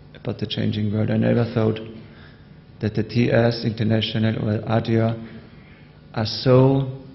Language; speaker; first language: English; non-native, learner; German